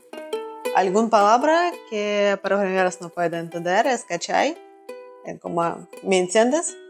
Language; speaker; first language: Spanish; non-native, learner; Russian